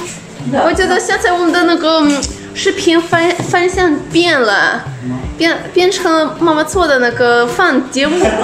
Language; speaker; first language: Chinese; non-native, fluent; Russian